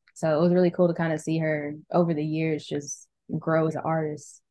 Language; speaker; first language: English; native; English